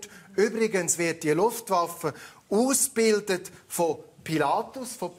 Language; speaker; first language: German; native; German